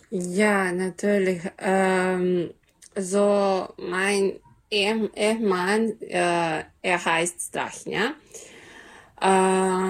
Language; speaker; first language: German; non-native, learner; Serbian